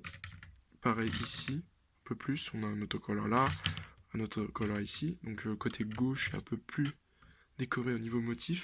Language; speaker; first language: French; native; French